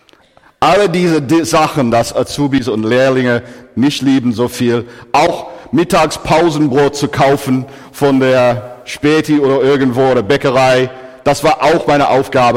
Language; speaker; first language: German; non-native, fluent; English